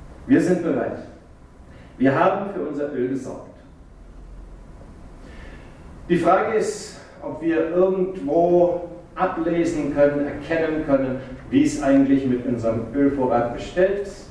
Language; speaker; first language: German; native; German